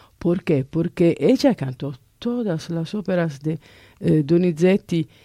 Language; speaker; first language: Spanish; non-native, fluent; Italian